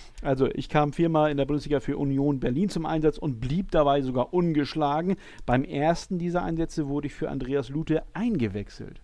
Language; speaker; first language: German; native; German